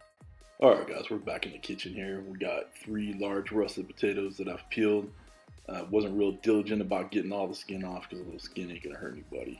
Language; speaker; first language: English; native; English